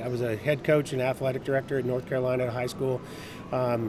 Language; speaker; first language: English; native; English